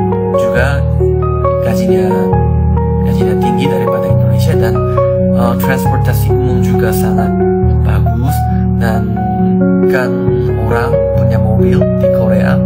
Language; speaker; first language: Indonesian; non-native, learner; Korean